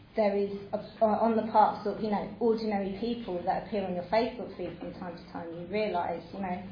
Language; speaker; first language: English; native; English